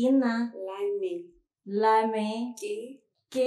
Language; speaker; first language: Indonesian; native; Indonesian